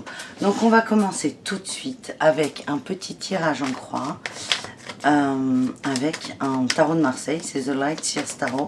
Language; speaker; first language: French; native; French